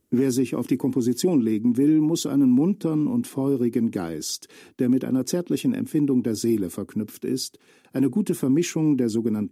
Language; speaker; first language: German; native; German